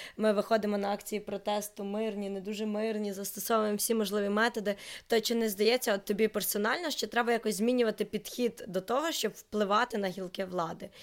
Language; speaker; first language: Ukrainian; native; Ukrainian